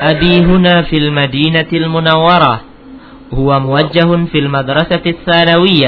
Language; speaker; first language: Arabic; non-native, fluent; Indonesian